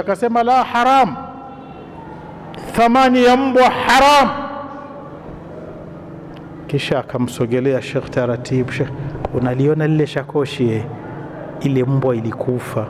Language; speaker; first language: Swahili; non-native, local second language; Rundi